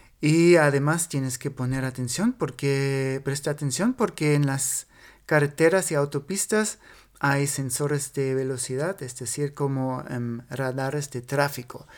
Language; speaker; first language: Spanish; non-native, fluent; German